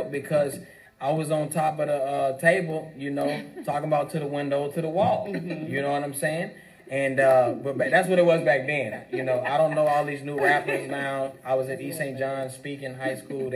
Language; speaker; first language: English; native; English